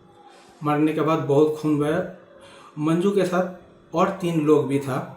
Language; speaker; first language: Hindi; non-native, local second language; Bangla